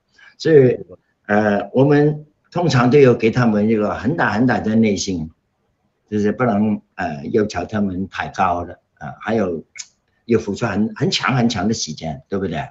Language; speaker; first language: Chinese; non-native, local second language; Cantonese